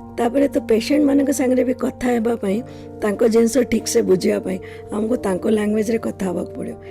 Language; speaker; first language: Odia; non-native, fluent; Hindi